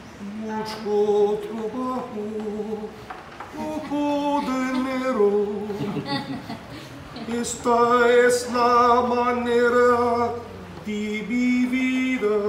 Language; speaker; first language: Spanish; non-native, learner; English